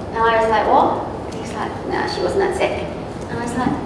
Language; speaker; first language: English; native; English